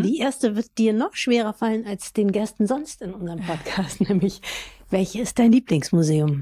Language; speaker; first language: German; native; German